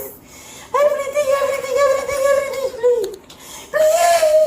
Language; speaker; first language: English; non-native, learner; Spanish